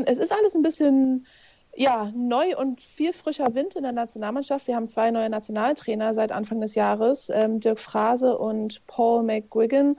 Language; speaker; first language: German; native; German